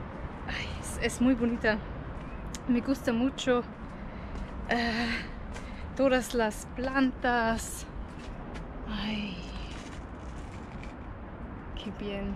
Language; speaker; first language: Spanish; non-native, learner; German